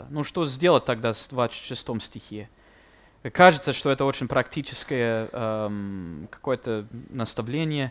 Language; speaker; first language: Russian; non-native, fluent; English